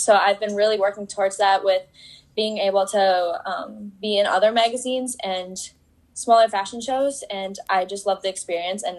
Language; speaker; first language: English; native; English